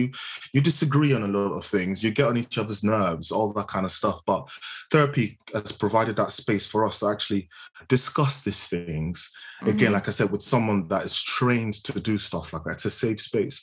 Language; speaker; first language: English; non-native, local second language; Yoruba